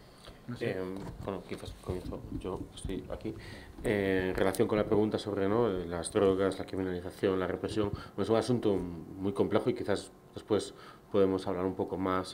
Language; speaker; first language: Spanish; native; Spanish